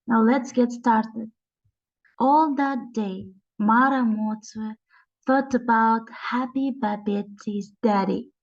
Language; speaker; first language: English; non-native, fluent; Kazakh